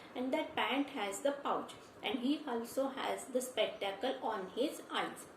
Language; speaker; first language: English; non-native, local second language; Marathi